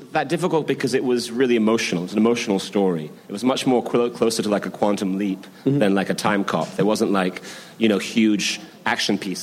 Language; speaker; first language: English; native; English